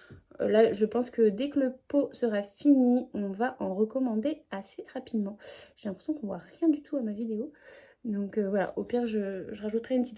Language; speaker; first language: French; native; French